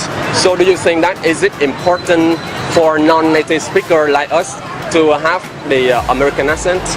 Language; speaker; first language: English; non-native, fluent; Vietnamese